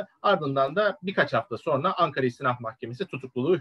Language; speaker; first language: Turkish; native; Turkish